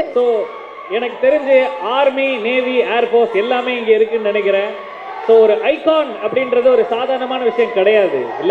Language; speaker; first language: Tamil; native; Tamil